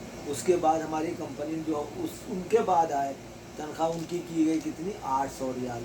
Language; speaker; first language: Hindi; native; Hindi